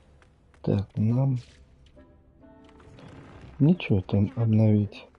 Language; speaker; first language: Russian; native; Russian